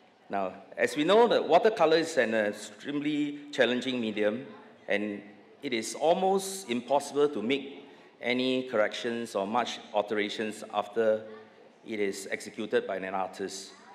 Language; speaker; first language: English; non-native, local second language; Chinese